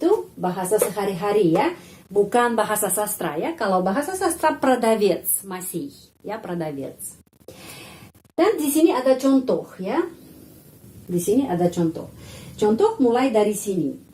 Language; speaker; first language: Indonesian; non-native, fluent; Russian